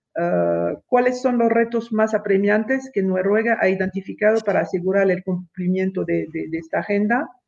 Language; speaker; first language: Spanish; non-native, fluent; French